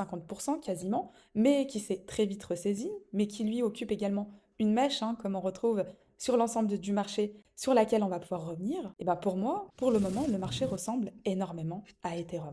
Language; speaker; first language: French; native; French